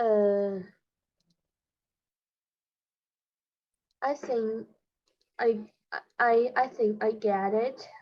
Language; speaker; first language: English; non-native, learner; Chinese